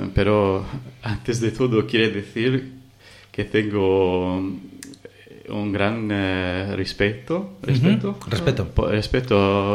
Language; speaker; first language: Spanish; non-native, learner; Hungarian